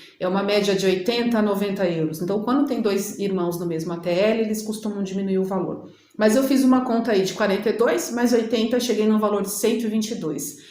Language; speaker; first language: Portuguese; native; Portuguese